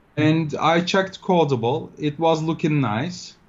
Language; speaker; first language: English; non-native, fluent; Turkish